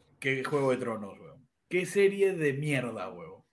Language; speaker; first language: Spanish; native; Spanish